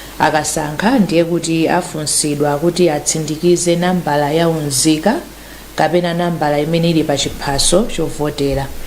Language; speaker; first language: Nyanja; native; Nyanja